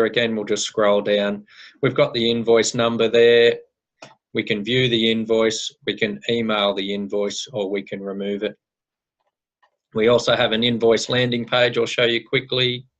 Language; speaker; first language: English; native; English